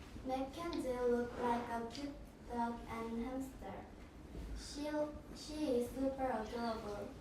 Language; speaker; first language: English; non-native, learner; Korean